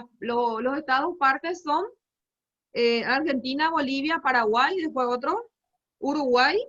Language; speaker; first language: Spanish; native; Spanish